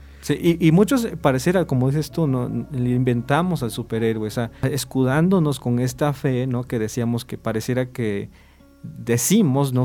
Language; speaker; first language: Spanish; native; Spanish